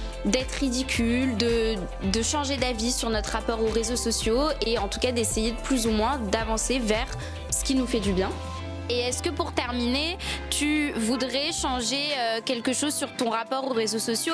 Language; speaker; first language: French; native; French